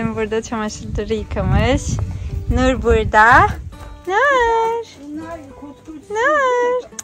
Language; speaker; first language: Turkish; native; Turkish